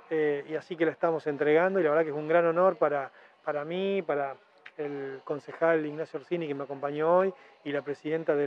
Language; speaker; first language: Spanish; native; Spanish